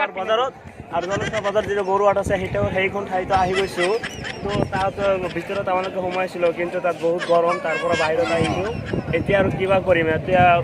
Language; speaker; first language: Assamese; non-native, local second language; Bangla